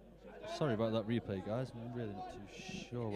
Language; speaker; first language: English; native; English